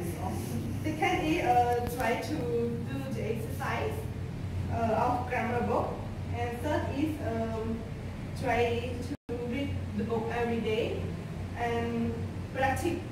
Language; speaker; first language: English; non-native, learner; Khmer